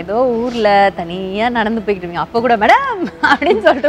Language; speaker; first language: Tamil; native; Tamil